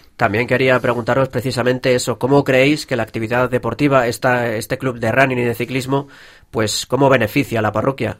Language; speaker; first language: Spanish; native; Spanish